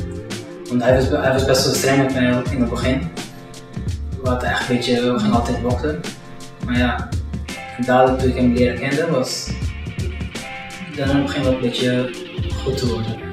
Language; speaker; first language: Dutch; non-native, fluent; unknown